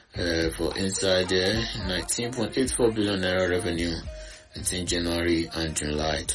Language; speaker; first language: Nigerian Pidgin; non-native, local second language; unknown